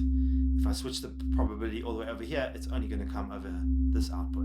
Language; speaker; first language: English; native; English